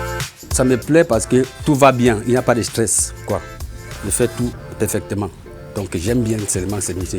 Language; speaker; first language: French; non-native, learner; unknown